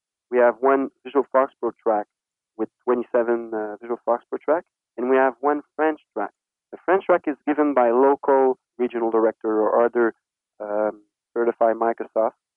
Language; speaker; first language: English; non-native, fluent; French